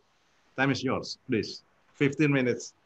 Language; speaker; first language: English; non-native, fluent; Indonesian